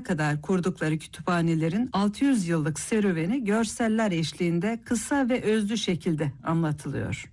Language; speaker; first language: Turkish; native; Turkish